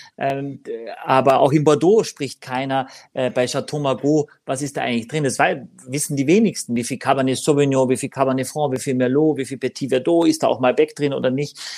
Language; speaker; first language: German; native; German